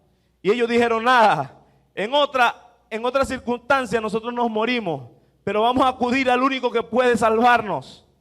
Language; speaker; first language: Spanish; native; Spanish